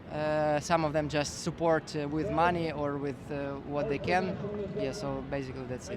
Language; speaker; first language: English; non-native, fluent; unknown